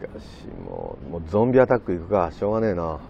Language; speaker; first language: Japanese; native; Japanese